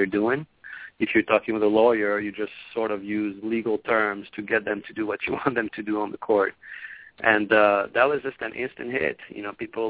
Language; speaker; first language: English; non-native, local second language; French